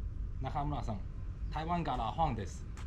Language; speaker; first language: Japanese; non-native, learner; Chinese